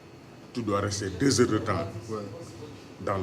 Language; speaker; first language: French; non-native, local second language; Wolof